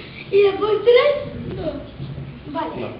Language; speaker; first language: Catalan; non-native, learner; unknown